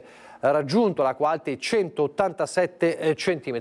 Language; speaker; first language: Italian; native; Italian